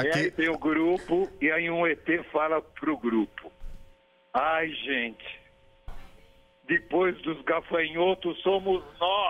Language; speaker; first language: Portuguese; native; Portuguese